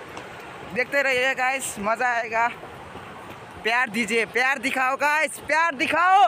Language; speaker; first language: Hindi; non-native, local second language; Nepali